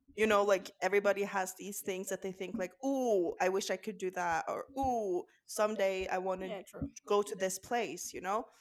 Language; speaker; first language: English; non-native, fluent; Norwegian